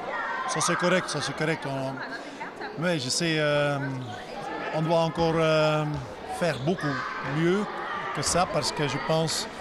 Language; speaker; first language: French; non-native, local second language; Dutch